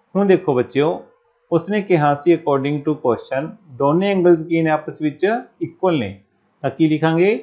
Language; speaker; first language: Hindi; non-native, local second language; Punjabi